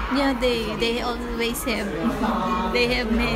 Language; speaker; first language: English; non-native, local second language; Filipino